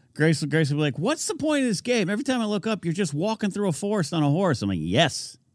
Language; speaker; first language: English; native; English